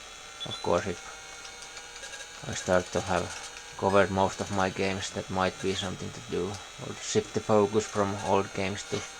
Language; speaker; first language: English; non-native, fluent; Finnish